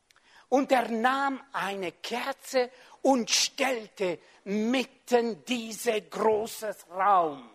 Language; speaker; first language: German; non-native, fluent; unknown